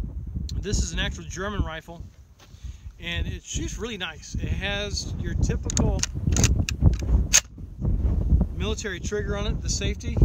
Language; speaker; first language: English; native; English